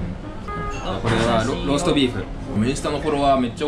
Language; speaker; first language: Japanese; native; Japanese